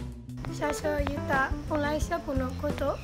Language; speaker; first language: Japanese; non-native, learner; Burmese